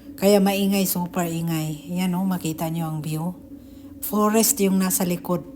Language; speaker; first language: Filipino; non-native, local second language; Cebuano